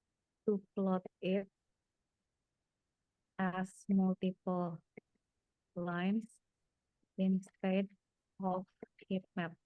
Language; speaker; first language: English; non-native, fluent; Indonesian